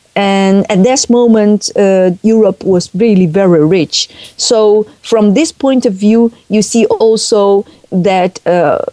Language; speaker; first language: English; non-native, fluent; Chinese